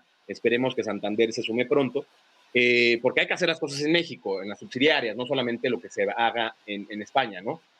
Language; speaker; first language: Spanish; native; Spanish